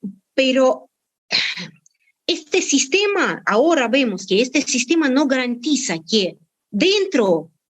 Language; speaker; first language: Spanish; non-native, fluent; Russian